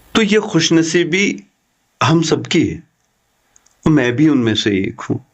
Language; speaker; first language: Hindi; non-native, local second language; Kashmiri